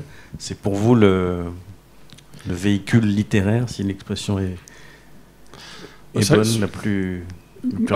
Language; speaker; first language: French; native; French